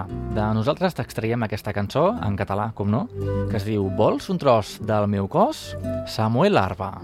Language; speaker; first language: Catalan; native; Catalan